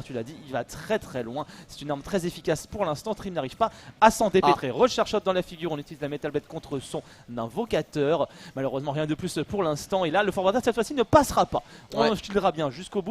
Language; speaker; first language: French; native; French